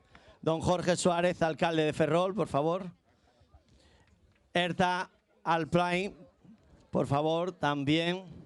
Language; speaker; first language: Spanish; native; Spanish